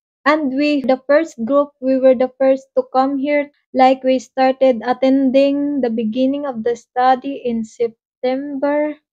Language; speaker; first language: English; non-native, local second language; Waray